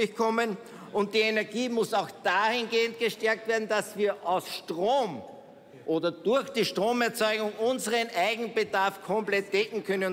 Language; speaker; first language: German; native; German